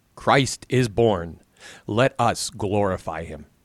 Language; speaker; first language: English; native; English